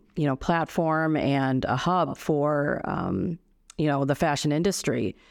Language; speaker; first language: English; native; English